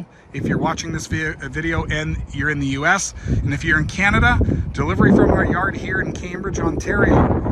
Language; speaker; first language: English; native; English